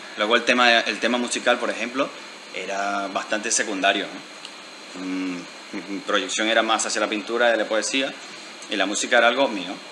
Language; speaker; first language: Spanish; native; Spanish